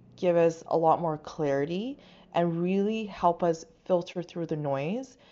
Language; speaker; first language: English; non-native, fluent; Chinese